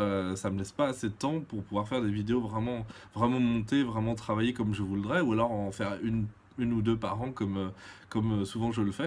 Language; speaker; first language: French; native; French